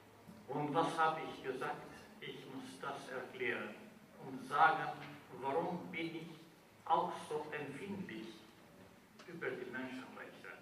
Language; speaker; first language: German; non-native, fluent; Albanian